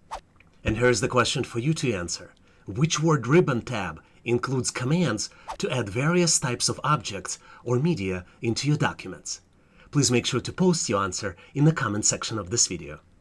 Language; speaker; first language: English; non-native, fluent; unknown